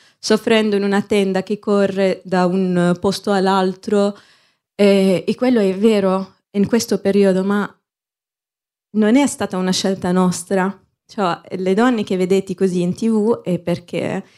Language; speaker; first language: Italian; non-native, fluent; Arabic